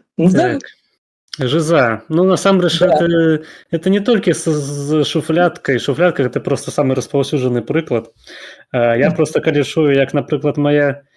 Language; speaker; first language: Belarusian; non-native, local second language; Russian